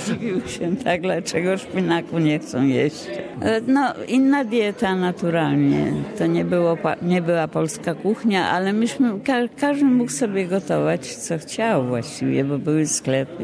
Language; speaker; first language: Polish; early bilingual, heritage; Polish